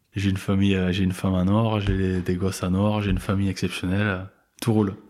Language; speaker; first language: French; native; French